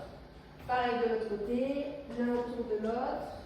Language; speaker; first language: French; native; French